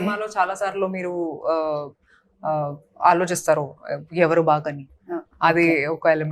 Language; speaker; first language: Telugu; non-native, fluent; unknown